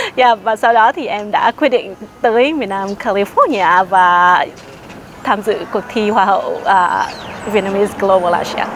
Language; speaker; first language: Vietnamese; early bilingual, other home language; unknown